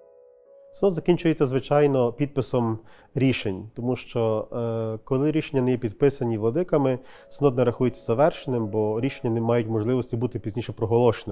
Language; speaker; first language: Ukrainian; native; Ukrainian